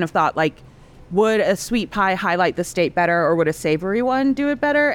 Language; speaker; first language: English; non-native, local second language; Cantonese